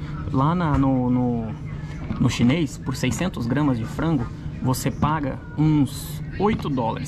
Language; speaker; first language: Portuguese; native; Portuguese